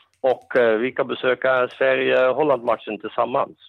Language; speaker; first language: Swedish; non-native, fluent; Dutch